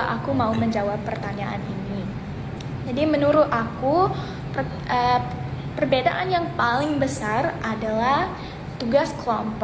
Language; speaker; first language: Indonesian; non-native, fluent; English